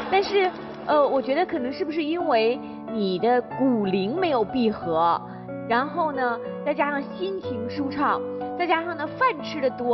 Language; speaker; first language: Chinese; native; Chinese